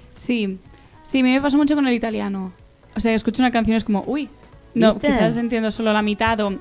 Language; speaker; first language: Spanish; native; Spanish